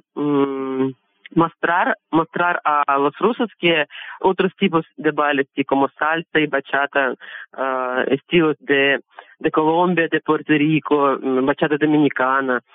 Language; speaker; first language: Spanish; non-native, learner; Russian